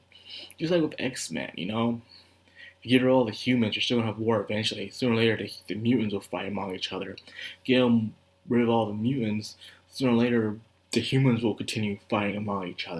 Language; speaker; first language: English; native; English